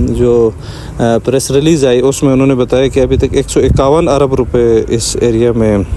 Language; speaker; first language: Urdu; non-native, local second language; Shina